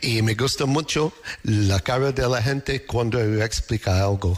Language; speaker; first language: Spanish; non-native, learner; English